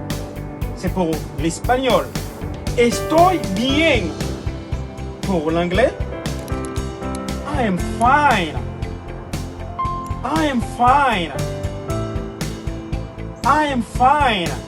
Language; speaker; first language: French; non-native, local second language; Haitian Creole